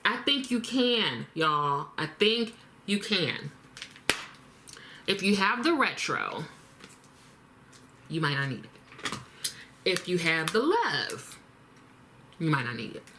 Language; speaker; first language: English; native; English